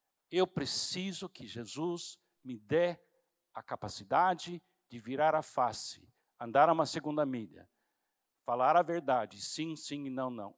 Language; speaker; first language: Portuguese; non-native, fluent; English